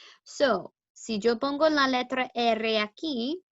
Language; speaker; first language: Spanish; non-native, fluent; English